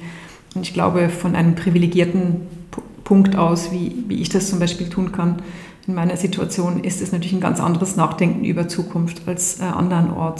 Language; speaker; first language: German; native; German